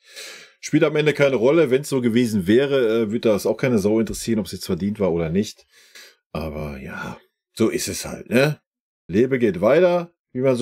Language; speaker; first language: German; native; German